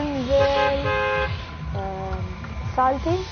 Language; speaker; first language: Arabic; native; Arabic